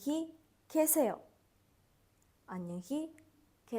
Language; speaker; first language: Korean; non-native, fluent; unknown